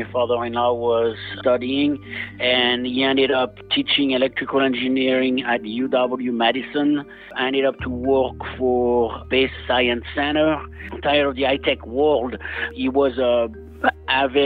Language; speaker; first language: English; non-native, fluent; French